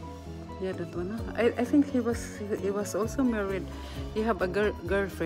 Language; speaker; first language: English; non-native, learner; Filipino